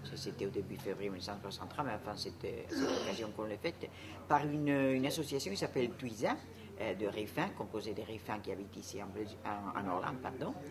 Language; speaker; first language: French; non-native, fluent; Spanish